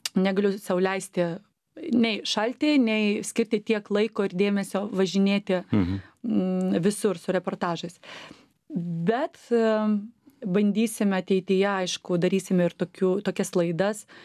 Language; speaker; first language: Lithuanian; non-native, local second language; Polish